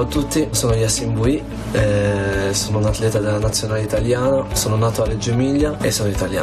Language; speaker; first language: Italian; early bilingual, other home language; Arabic